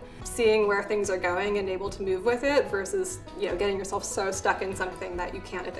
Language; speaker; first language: English; native; English